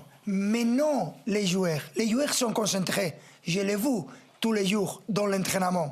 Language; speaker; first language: French; non-native, fluent; Spanish